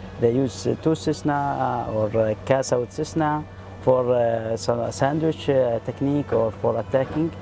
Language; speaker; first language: English; non-native, fluent; Arabic